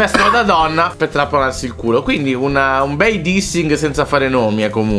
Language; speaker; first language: Italian; native; Italian